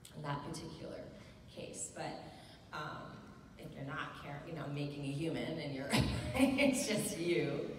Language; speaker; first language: English; native; English